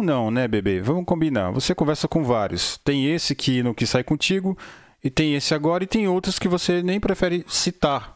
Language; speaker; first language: Portuguese; native; Portuguese